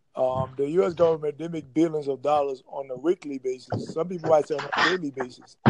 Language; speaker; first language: English; native; English